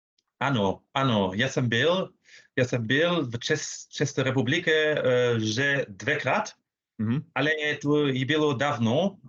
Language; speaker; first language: Czech; non-native, learner; German